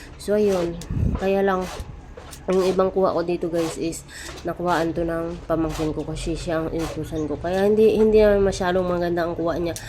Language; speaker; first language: Filipino; non-native, local second language; Cebuano